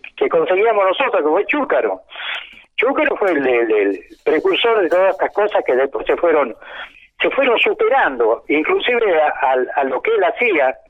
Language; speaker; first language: Spanish; native; Spanish